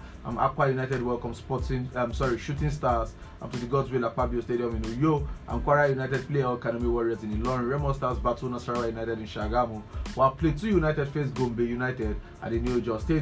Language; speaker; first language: English; non-native, local second language; Yoruba